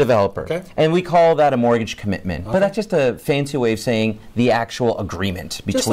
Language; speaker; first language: English; native; English